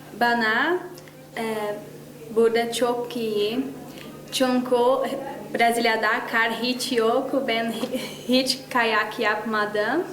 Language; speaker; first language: Turkish; non-native, learner; Portuguese